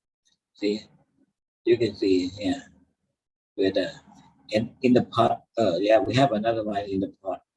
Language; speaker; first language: English; non-native, learner; Thai